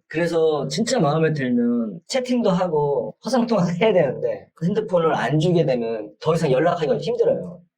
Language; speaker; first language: Korean; native; Korean